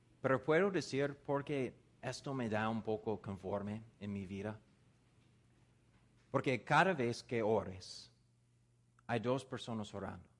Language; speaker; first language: Spanish; non-native, learner; English